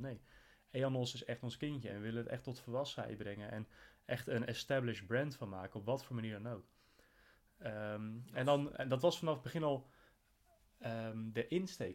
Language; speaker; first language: Dutch; native; Dutch